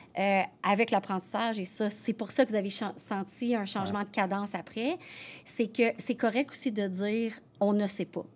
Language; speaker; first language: French; native; French